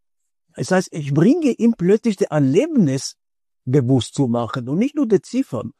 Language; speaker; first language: German; non-native, fluent; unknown